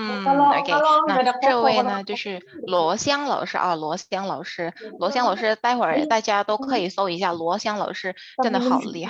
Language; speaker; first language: Chinese; non-native, fluent; Indonesian